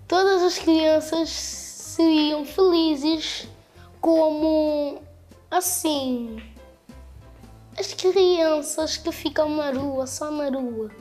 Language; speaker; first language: Portuguese; non-native, local second language; Kabuverdianu